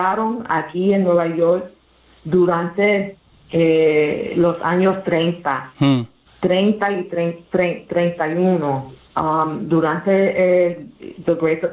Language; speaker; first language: Spanish; early bilingual, heritage; English